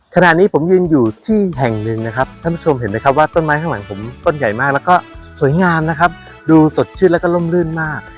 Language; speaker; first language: Thai; native; Thai